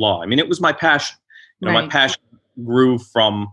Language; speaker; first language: English; native; English